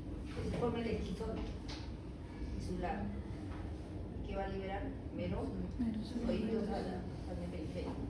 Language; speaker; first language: Spanish; native; Spanish